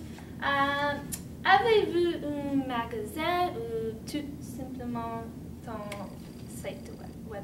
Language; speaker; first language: French; non-native, learner; English